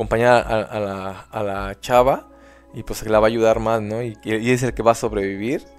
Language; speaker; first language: Spanish; native; Spanish